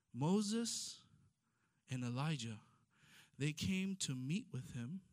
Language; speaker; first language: English; non-native, fluent; Amharic